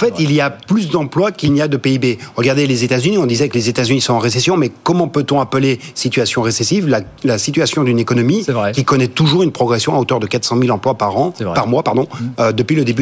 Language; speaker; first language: French; native; French